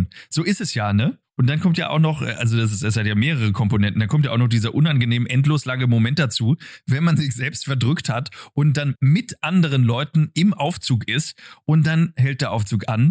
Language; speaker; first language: German; native; German